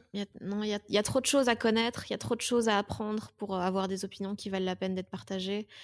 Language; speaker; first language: French; native; French